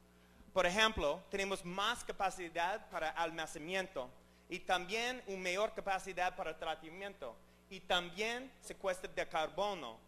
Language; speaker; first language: Spanish; non-native, learner; English